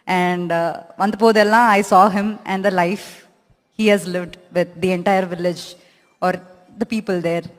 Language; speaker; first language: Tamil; non-native, local second language; Malayalam